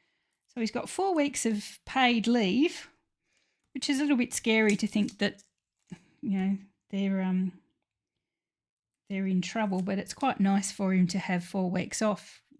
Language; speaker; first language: English; native; English